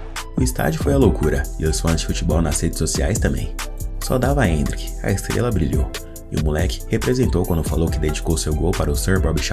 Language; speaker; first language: Portuguese; native; Portuguese